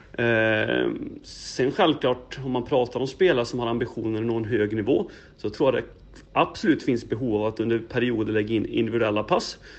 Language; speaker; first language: Swedish; native; Swedish